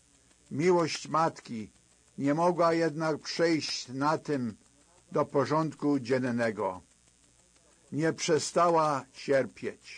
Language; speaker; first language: Polish; native; Polish